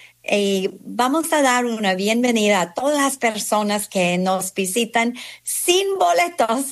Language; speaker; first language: Spanish; non-native, fluent; English